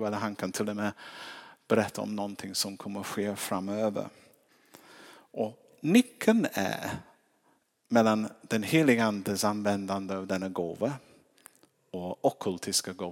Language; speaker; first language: Swedish; non-native, fluent; English